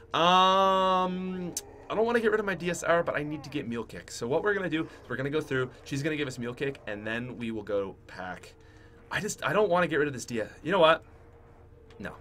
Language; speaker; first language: English; native; English